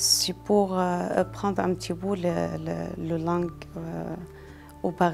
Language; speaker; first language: French; non-native, learner; Arabic